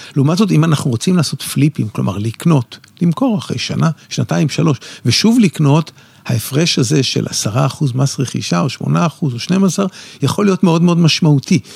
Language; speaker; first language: Hebrew; native; Hebrew